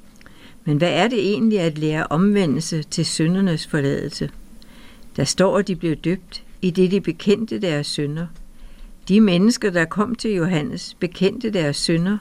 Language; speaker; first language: Danish; native; Danish